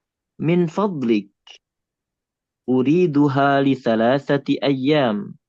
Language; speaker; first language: Arabic; non-native, fluent; Indonesian